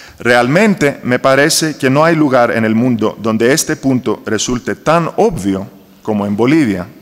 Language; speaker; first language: Spanish; non-native, fluent; Greek